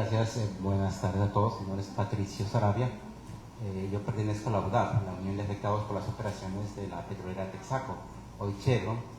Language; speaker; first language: Spanish; native; Spanish